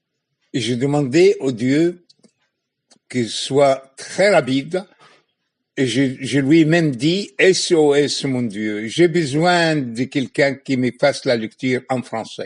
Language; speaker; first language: French; non-native, fluent; Arabic